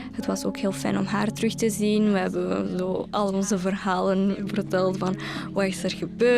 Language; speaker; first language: Dutch; early bilingual, other home language; Romanian